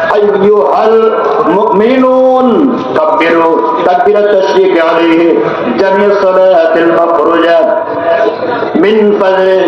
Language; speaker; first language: Arabic; non-native, fluent; Bangla